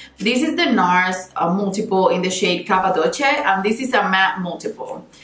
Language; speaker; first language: English; non-native, fluent; Spanish